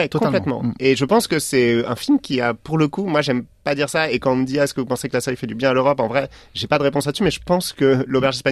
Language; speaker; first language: French; native; French